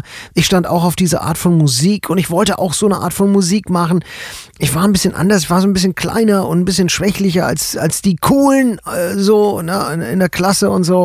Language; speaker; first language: German; native; German